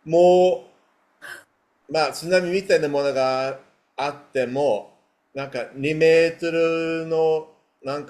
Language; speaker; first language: Japanese; non-native, fluent; English